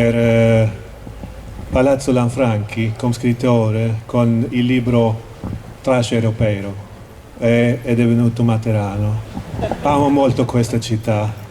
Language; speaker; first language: Italian; non-native, learner; Swedish